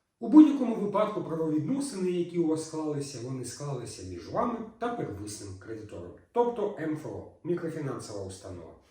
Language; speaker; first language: Ukrainian; native; Ukrainian